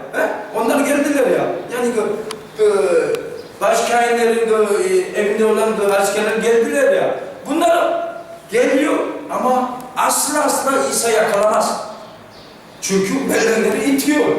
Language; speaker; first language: Turkish; non-native, fluent; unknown